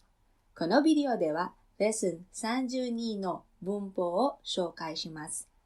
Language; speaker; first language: Japanese; non-native, fluent; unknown